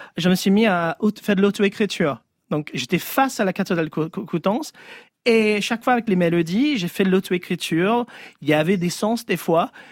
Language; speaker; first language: French; early bilingual, other home language; English